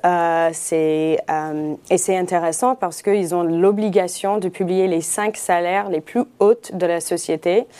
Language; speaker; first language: French; non-native, fluent; English